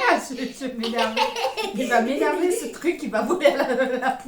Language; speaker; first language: French; native; French